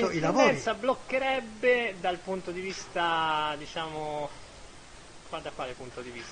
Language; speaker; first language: Italian; native; Italian